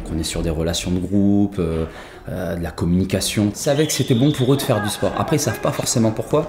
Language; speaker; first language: French; native; French